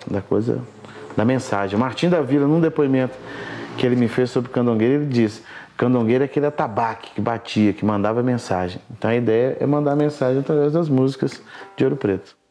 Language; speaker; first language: Portuguese; native; Portuguese